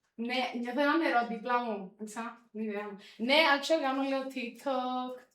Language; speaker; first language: Greek; early bilingual, other home language; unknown